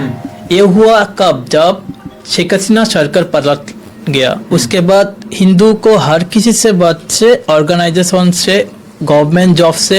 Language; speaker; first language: Hindi; non-native, learner; Bangla